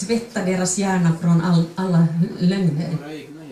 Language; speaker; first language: Swedish; non-native, fluent; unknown